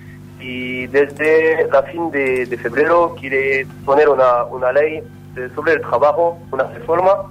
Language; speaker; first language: Spanish; non-native, learner; French